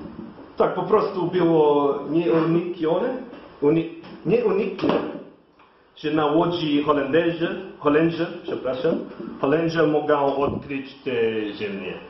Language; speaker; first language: Polish; non-native, learner; English